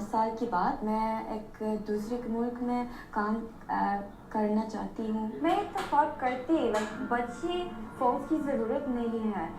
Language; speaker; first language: Hindi; non-native, learner; English